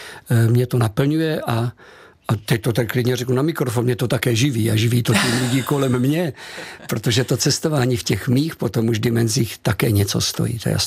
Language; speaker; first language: Czech; native; Czech